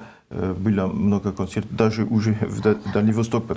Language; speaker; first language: Russian; non-native, learner; French